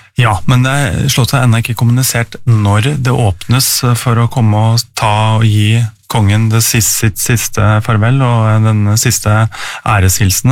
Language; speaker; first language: Norwegian; native; Norwegian